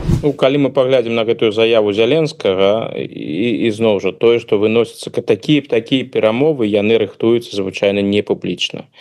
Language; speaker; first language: Belarusian; non-native, local second language; Russian